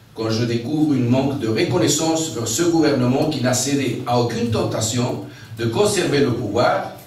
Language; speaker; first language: French; non-native, fluent; Spanish